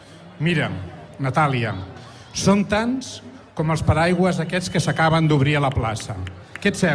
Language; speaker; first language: Catalan; native; Catalan